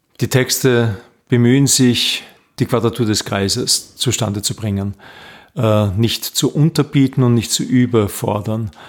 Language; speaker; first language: German; native; German